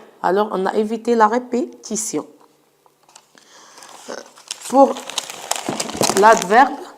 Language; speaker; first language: French; non-native, local second language; Arabic